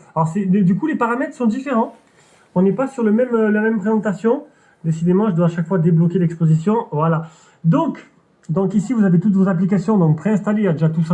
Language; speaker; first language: French; native; French